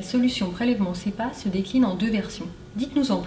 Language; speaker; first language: French; native; French